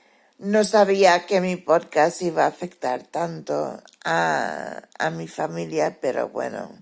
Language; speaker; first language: Spanish; early bilingual, heritage; Spanish